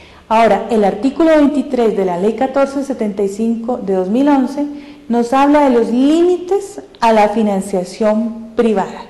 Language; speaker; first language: Spanish; native; Spanish